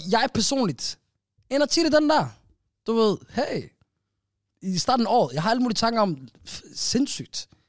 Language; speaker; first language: Danish; native; Danish